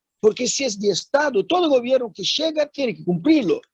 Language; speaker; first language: Spanish; non-native, fluent; Portuguese